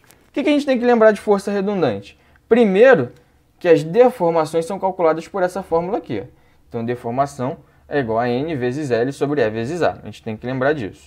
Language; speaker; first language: Portuguese; native; Portuguese